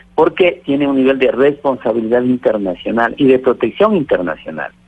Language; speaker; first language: Spanish; native; Spanish